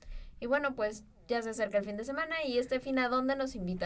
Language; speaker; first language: Spanish; native; Spanish